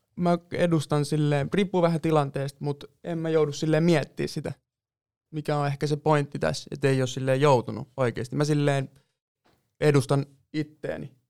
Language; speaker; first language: Finnish; native; Finnish